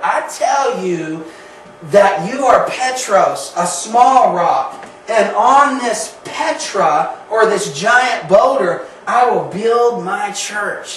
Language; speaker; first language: English; native; English